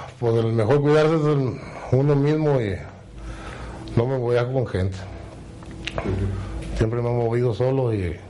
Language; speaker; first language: Spanish; native; Spanish